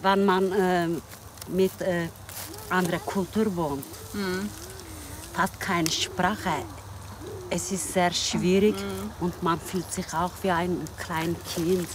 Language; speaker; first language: German; non-native, learner; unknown